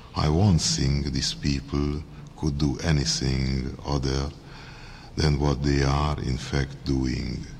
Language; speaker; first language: English; non-native, fluent; Hungarian